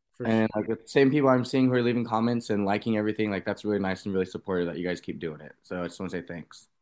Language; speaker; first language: English; native; English